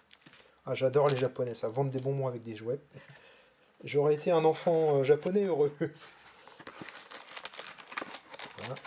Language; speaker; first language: French; native; French